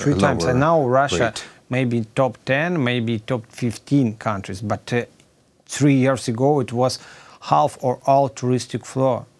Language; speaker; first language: English; non-native, learner; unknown